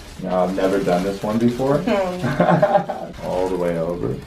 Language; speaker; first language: English; native; English